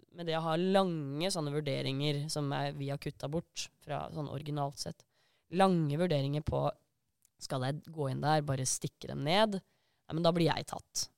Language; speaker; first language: Norwegian; native; Norwegian